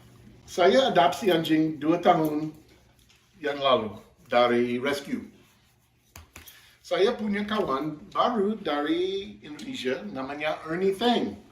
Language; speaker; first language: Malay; non-native, learner; English